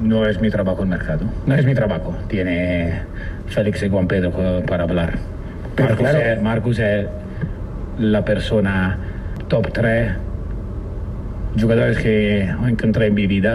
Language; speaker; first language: Spanish; non-native, learner; Italian